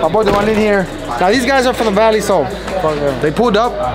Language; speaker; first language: English; early bilingual, other home language; Spanish